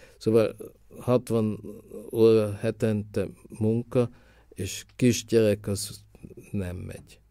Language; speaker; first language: Hungarian; early bilingual, heritage; Hungarian